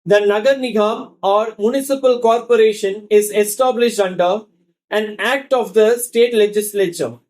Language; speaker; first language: English; non-native, local second language; Tamil